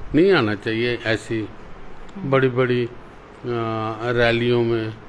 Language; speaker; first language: Hindi; native; Hindi